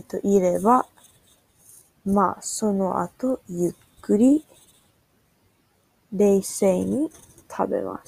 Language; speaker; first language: Japanese; non-native, learner; English